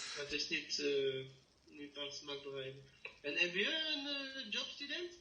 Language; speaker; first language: Dutch; non-native, learner; French